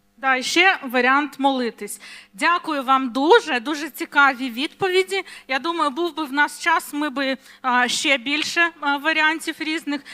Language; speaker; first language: Ukrainian; non-native, local second language; Russian